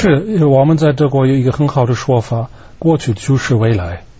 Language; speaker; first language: Chinese; non-native, fluent; German